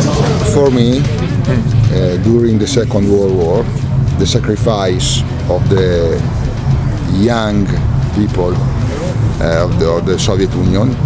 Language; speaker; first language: English; non-native, learner; Italian